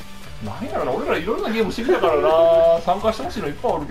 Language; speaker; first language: Japanese; native; Japanese